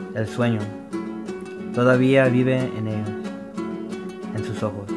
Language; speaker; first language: Spanish; early bilingual, heritage; Spanish